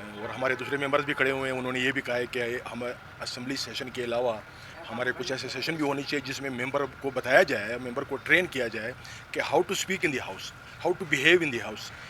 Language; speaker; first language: Urdu; non-native, local second language; Pashto